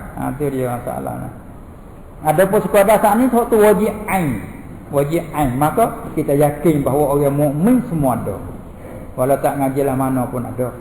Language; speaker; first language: Malay; native; Malay